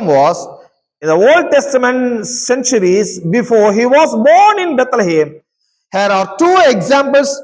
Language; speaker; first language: English; non-native, local second language; Telugu